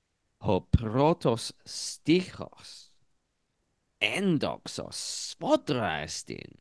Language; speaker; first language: Greek; non-native, learner; English